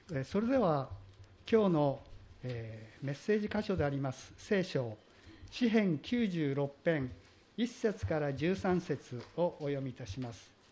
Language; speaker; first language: Japanese; native; Japanese